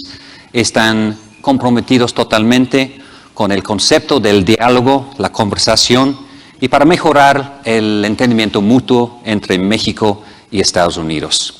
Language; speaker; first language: Spanish; non-native, fluent; English